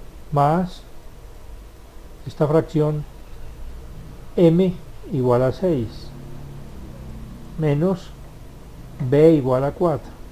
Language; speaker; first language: Spanish; native; Spanish